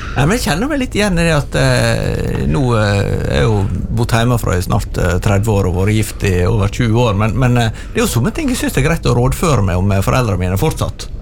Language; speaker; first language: Norwegian; native; Norwegian